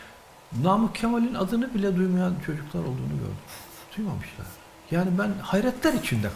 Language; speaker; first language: Turkish; native; Turkish